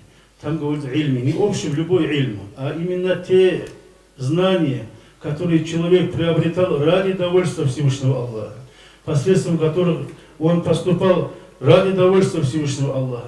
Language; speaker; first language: Russian; non-native, local second language; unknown